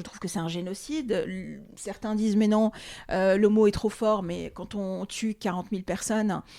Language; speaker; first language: French; early bilingual, other home language; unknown